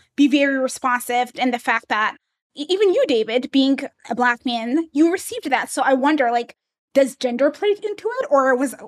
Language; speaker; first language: English; early bilingual, other home language; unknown